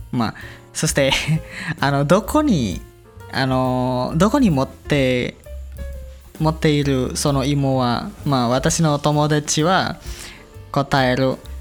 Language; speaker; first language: Japanese; non-native, learner; Indonesian